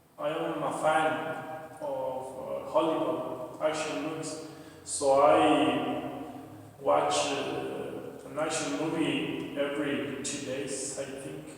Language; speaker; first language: English; non-native, learner; Spanish